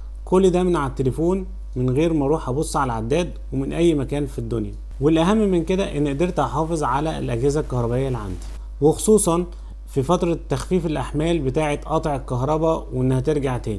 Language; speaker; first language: Arabic; native; Arabic